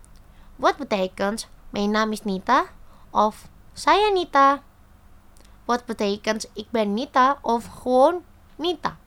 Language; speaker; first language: Dutch; non-native, fluent; Indonesian